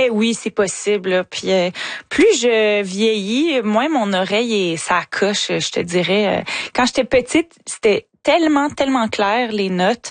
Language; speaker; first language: French; native; French